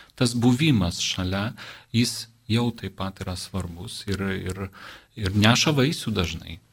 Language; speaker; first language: Lithuanian; non-native, local second language; Polish